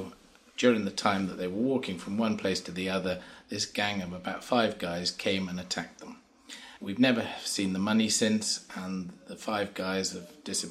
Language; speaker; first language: English; native; English